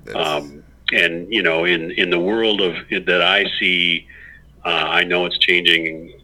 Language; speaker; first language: English; native; English